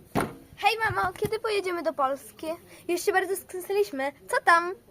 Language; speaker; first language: Polish; early bilingual, other home language; Russian